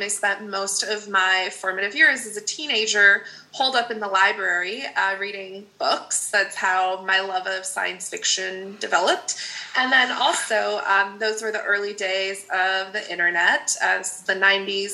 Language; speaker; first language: English; non-native, fluent; Dutch